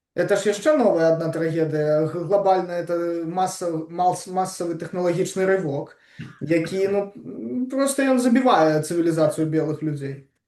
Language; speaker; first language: Belarusian; non-native, local second language; Russian